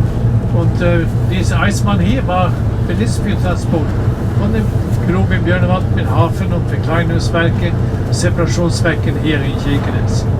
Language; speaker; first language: German; non-native, learner; Norwegian